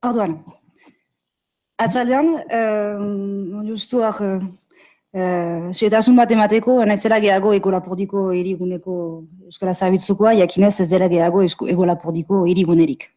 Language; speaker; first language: Basque; native; Basque